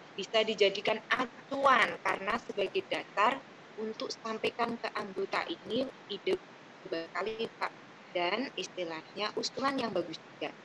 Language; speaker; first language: Indonesian; non-native, local second language; Javanese